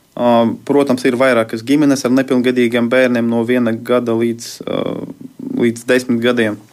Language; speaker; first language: Latvian; non-native, local second language; Russian